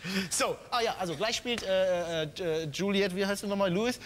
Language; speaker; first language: German; native; German